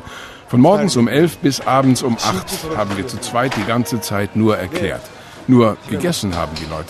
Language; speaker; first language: German; non-native, fluent; Japanese